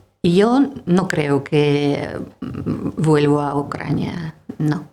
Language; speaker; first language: Spanish; non-native, learner; Russian